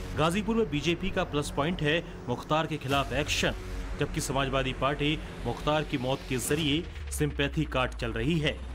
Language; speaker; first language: Hindi; native; Hindi